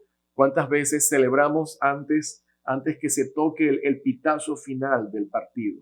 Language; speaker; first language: Spanish; native; Spanish